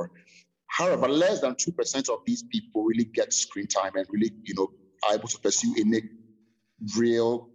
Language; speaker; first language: English; non-native, local second language; Akan